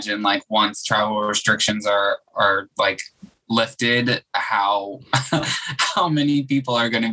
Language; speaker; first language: English; native; English